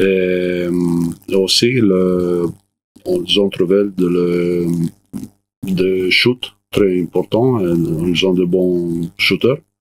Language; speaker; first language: French; non-native, learner; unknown